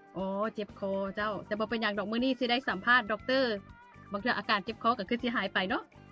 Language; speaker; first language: Lao; native; Lao